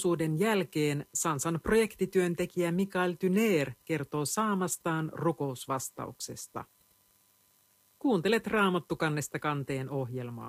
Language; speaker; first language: Finnish; native; Finnish